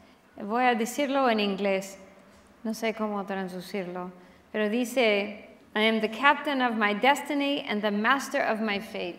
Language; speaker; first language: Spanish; non-native, fluent; English